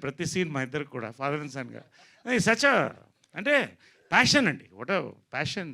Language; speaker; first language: Telugu; native; Telugu